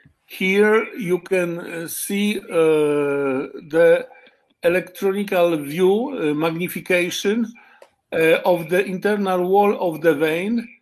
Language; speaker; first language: English; non-native, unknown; Polish